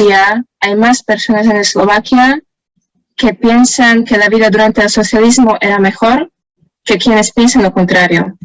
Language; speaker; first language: Spanish; non-native, fluent; Slovak